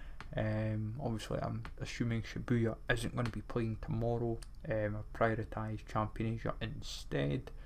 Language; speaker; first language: English; native; English